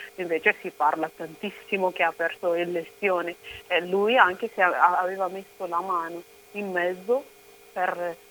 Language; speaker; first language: Italian; non-native, fluent; Oromo